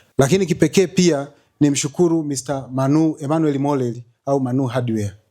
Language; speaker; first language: Swahili; native; Swahili